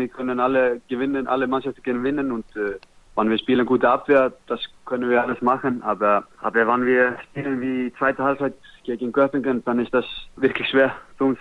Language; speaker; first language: German; non-native, learner; Icelandic